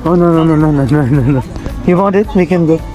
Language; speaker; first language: English; non-native, learner; Hindi